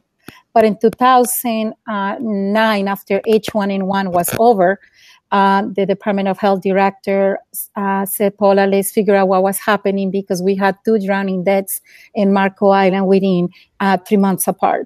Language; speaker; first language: English; non-native, fluent; Spanish